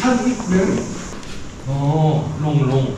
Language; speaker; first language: Thai; non-native, learner; Korean